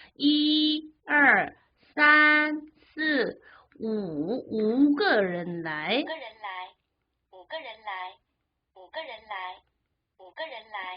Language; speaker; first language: Chinese; non-native, learner; Korean